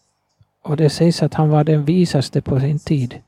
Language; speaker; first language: Swedish; non-native, fluent; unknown